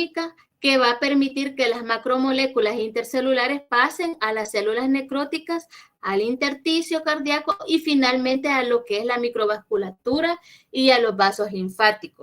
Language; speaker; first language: Spanish; native; Spanish